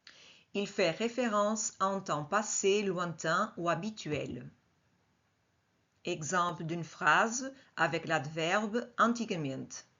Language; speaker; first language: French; non-native, fluent; Portuguese